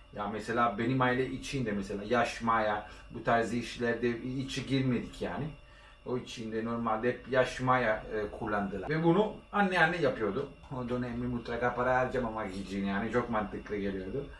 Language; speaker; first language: Turkish; non-native, learner; Italian